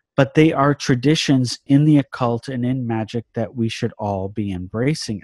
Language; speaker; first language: English; native; English